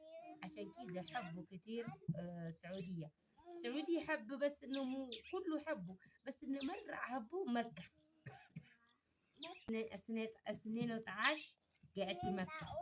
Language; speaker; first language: Arabic; early bilingual, other home language; Amharic